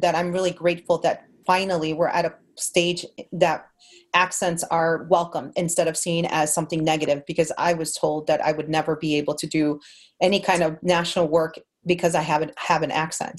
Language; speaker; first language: English; early bilingual, other home language; Spanish